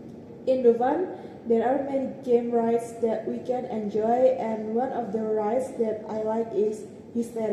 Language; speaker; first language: English; non-native, learner; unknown